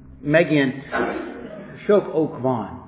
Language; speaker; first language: Hungarian; non-native, fluent; English